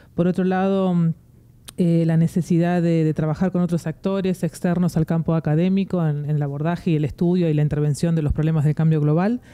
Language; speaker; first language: Spanish; native; Spanish